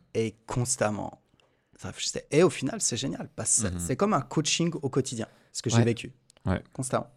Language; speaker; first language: French; native; French